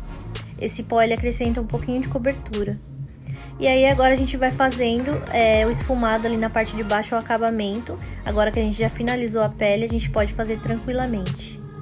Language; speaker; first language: Portuguese; native; Portuguese